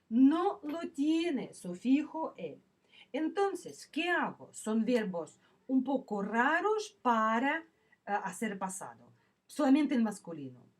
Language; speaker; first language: Spanish; non-native, fluent; Russian